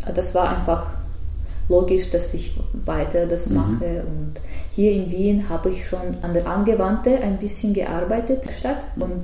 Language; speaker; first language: German; non-native, fluent; Russian